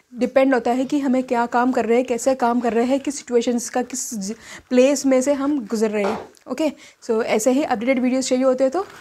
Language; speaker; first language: Hindi; non-native, local second language; Telugu